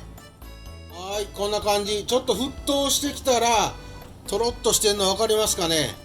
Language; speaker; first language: Japanese; native; Japanese